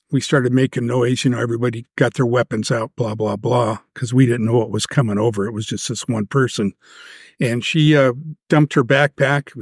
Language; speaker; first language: English; native; English